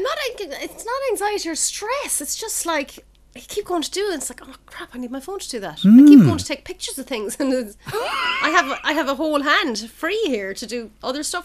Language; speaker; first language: English; native; English